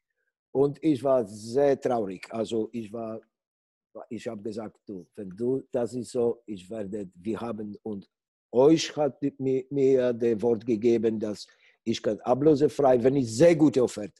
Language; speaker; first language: German; non-native, fluent; Polish